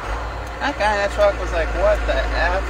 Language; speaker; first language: English; native; English